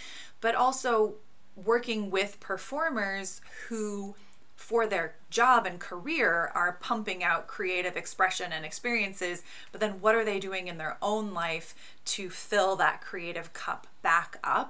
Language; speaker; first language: English; native; English